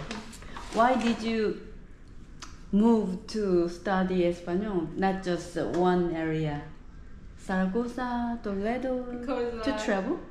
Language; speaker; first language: English; non-native, learner; Korean